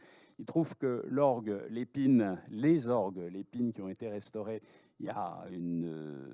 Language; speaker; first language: French; native; French